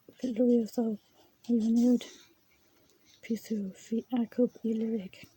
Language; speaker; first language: Welsh; non-native, learner; English